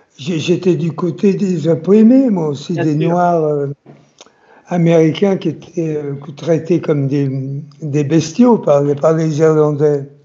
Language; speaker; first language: French; early bilingual, other home language; Italian